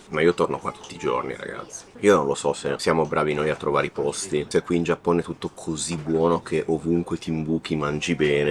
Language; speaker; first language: Italian; native; Italian